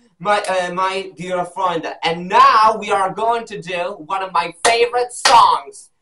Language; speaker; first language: English; non-native, learner; Polish